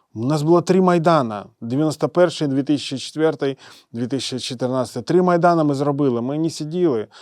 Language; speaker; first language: Ukrainian; non-native, local second language; Russian